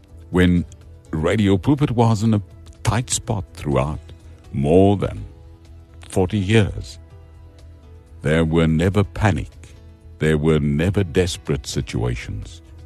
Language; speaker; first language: English; non-native, local second language; Afrikaans